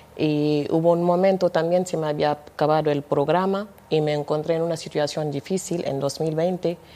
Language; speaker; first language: Spanish; non-native, fluent; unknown